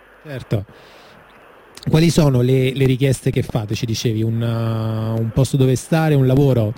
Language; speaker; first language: Italian; native; Italian